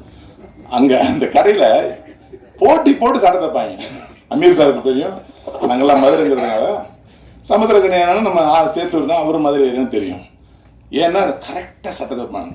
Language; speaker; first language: Tamil; native; Tamil